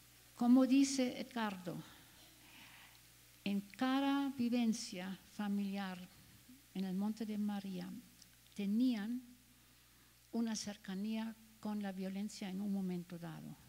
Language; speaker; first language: Spanish; non-native, fluent; German